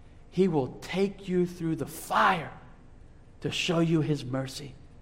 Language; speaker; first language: English; native; English